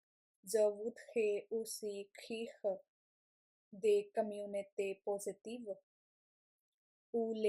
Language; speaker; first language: French; non-native, learner; Punjabi